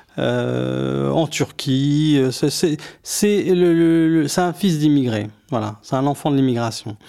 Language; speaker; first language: French; early bilingual, other home language; Arabic